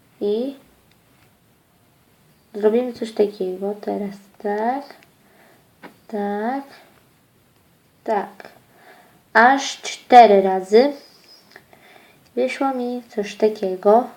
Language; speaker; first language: Polish; early bilingual, other home language; Ukrainian